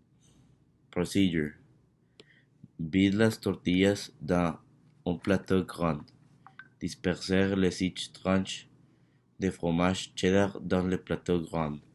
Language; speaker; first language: French; non-native, learner; Spanish